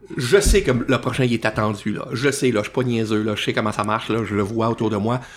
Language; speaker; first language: French; native; French